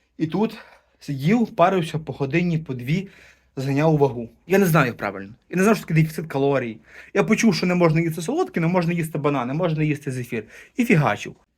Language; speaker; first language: Ukrainian; native; Ukrainian